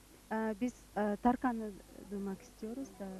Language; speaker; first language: Turkish; non-native, learner; Kyrgyz